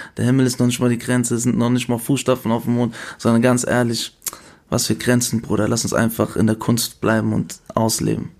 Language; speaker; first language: German; early bilingual, other home language; Spanish